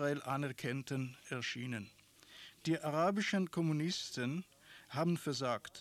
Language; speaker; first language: German; non-native, fluent; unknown